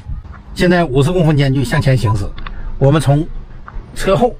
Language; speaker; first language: Chinese; native; Chinese